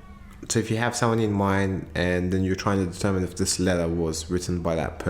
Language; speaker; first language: English; native; English